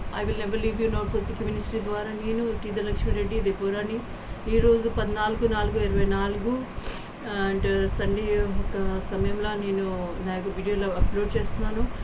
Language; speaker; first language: Telugu; non-native, fluent; Hindi